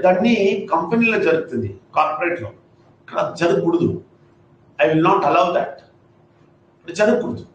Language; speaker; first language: Telugu; non-native, fluent; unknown